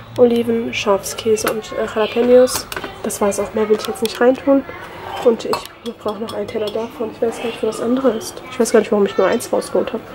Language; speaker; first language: German; early bilingual, other home language; Turkish